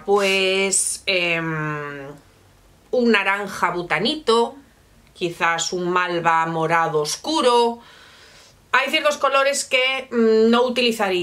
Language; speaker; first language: Spanish; native; Spanish